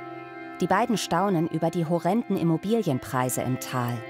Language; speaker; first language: German; native; German